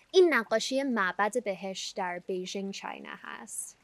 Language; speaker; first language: Persian; early bilingual, heritage; Persian